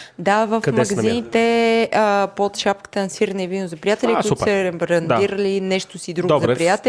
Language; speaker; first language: Bulgarian; native; Bulgarian